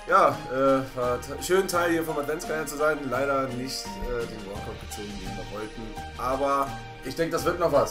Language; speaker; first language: German; native; German